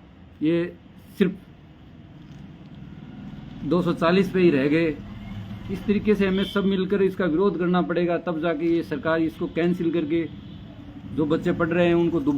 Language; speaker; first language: Hindi; native; Hindi